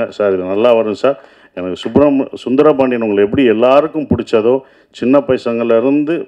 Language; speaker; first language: Tamil; native; Tamil